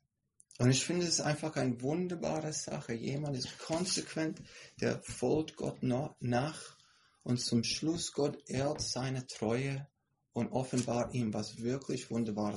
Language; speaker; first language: German; non-native, fluent; English